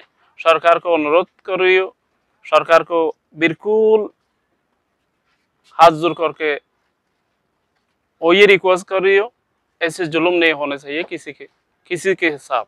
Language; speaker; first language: Hindi; non-native, learner; Rohingya